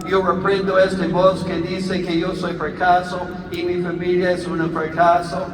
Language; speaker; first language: Spanish; non-native, learner; English